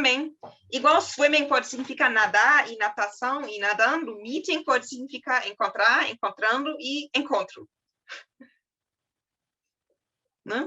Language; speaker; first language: Portuguese; non-native, fluent; German